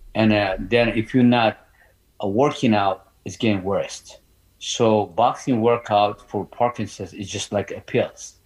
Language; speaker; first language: English; non-native, learner; Amharic